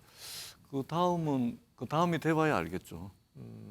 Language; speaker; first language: Korean; native; Korean